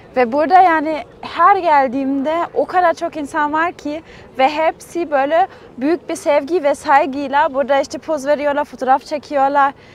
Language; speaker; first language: Turkish; non-native, fluent; German